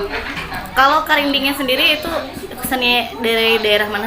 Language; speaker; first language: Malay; non-native, local second language; Sundanese